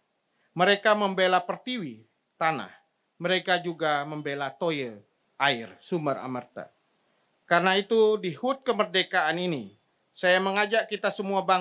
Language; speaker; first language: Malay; non-native, local second language; Balinese